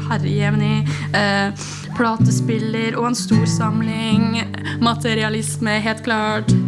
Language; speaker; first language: Norwegian; native; Norwegian